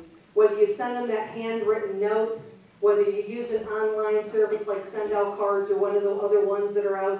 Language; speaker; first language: English; native; English